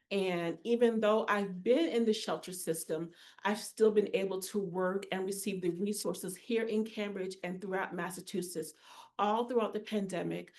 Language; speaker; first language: English; native; English